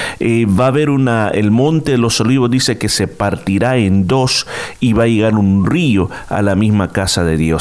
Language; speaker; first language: Spanish; native; Spanish